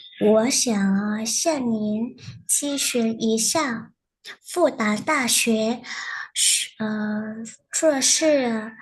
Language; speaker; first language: Chinese; non-native, learner; Vietnamese